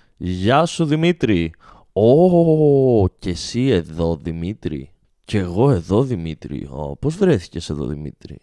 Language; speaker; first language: Greek; native; Greek